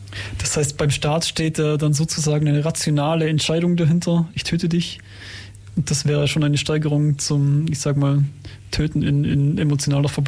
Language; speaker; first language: German; native; German